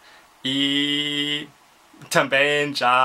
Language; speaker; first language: Portuguese; non-native, fluent; German